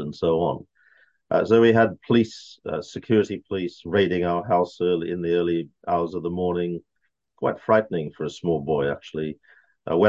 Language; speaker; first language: English; native; English